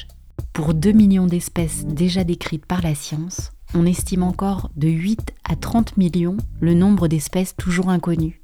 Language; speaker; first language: French; native; French